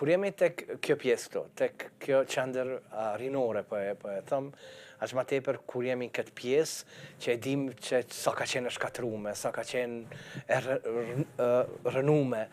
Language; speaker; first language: Albanian; native; Albanian